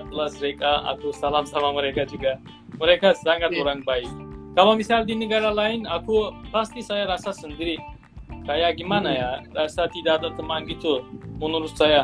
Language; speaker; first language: Indonesian; non-native, fluent; Turkish